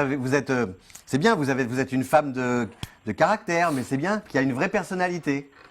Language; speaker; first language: French; native; French